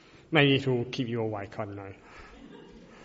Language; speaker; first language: English; native; English